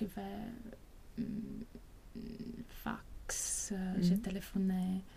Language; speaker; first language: French; non-native, learner; Swedish